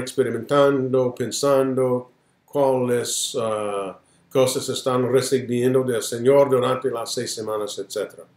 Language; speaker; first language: Spanish; non-native, fluent; English